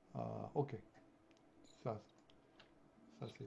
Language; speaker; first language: French; non-native, fluent; English